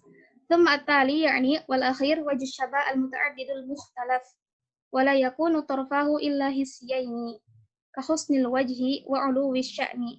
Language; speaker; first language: Arabic; non-native, learner; Indonesian